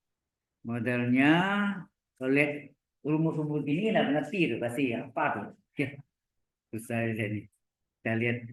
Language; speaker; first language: Indonesian; native; Indonesian